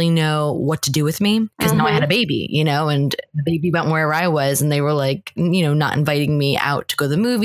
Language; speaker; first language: English; native; English